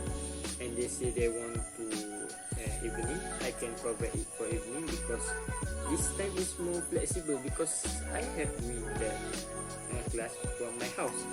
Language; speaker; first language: English; non-native, local second language; Malay